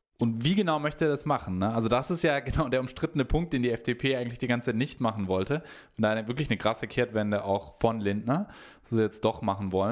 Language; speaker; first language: German; native; German